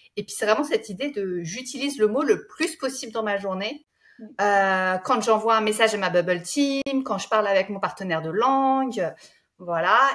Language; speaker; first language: French; native; French